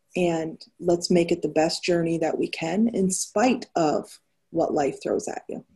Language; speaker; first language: English; native; English